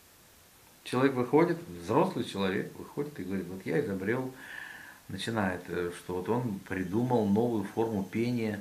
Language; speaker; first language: Russian; native; Russian